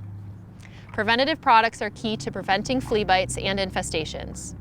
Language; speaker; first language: English; native; English